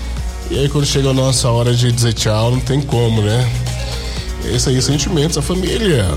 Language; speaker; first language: Portuguese; native; Portuguese